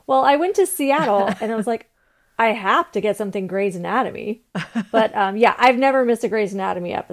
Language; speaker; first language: English; native; English